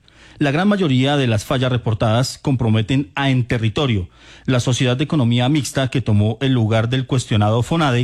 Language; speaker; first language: Spanish; native; Spanish